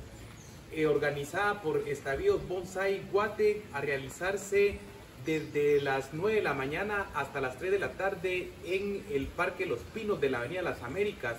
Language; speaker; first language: Spanish; native; Spanish